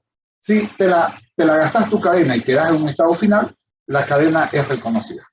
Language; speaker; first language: Spanish; native; Spanish